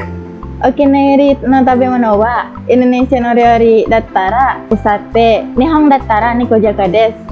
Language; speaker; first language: Japanese; non-native, learner; Indonesian